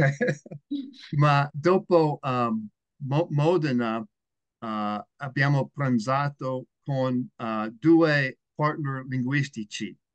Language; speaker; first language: Italian; non-native, learner; English